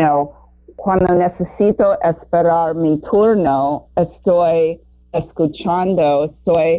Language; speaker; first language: Spanish; non-native, fluent; English